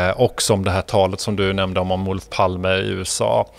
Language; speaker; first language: Swedish; non-native, fluent; Spanish